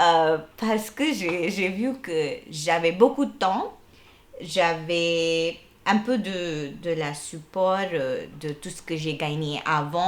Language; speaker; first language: French; non-native, fluent; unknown